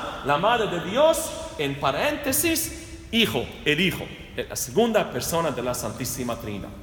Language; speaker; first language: Spanish; non-native, fluent; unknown